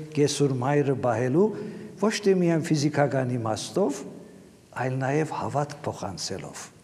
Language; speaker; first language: Armenian; native; Armenian